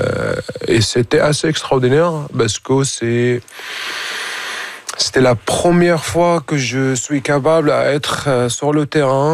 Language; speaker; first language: French; non-native, fluent; Arabic